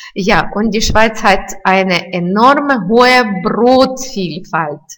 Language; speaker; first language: German; non-native, fluent; Russian